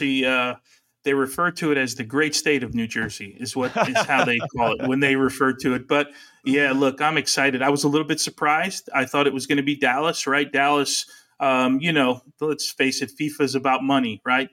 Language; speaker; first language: English; early bilingual, other home language; Italian